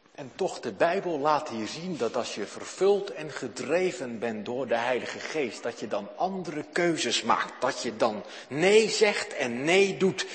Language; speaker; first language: Dutch; native; Dutch